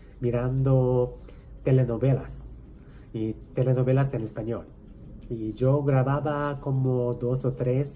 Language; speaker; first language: Spanish; non-native, fluent; Japanese